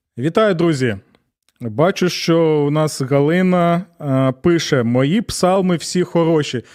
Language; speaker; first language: Ukrainian; native; Ukrainian